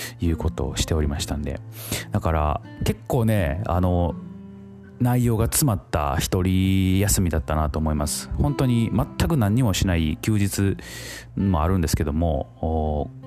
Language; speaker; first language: Japanese; native; Japanese